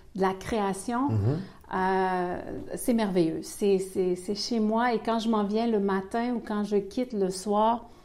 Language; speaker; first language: French; native; French